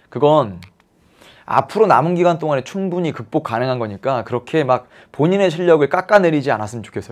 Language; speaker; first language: Korean; native; Korean